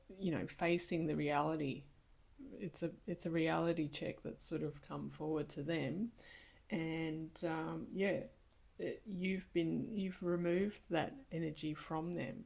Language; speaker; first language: English; native; English